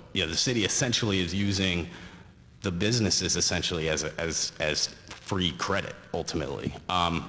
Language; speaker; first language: English; native; English